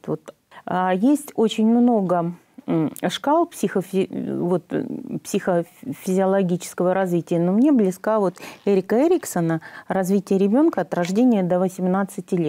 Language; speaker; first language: Russian; native; Russian